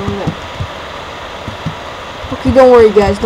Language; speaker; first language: English; native; English